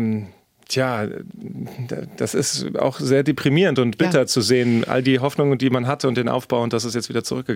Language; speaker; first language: German; native; German